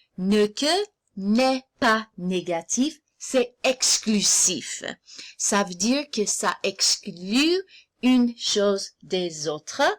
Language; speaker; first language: French; non-native, fluent; English